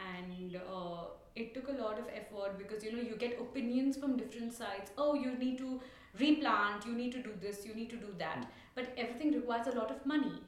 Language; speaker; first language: English; non-native, local second language; Tulu